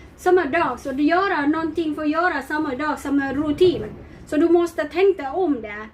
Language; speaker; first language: Swedish; non-native, learner; Thai